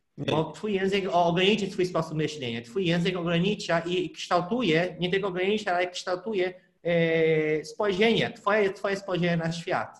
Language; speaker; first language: Polish; non-native, fluent; Portuguese